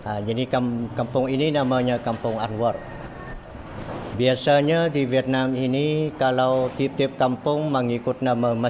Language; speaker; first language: Indonesian; non-native, fluent; Western Cham